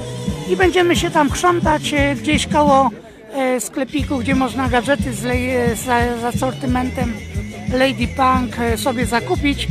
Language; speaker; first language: Polish; native; Polish